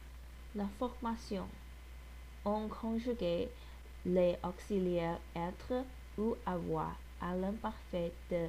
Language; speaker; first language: French; non-native, learner; English